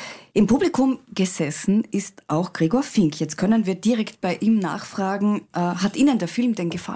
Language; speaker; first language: German; native; German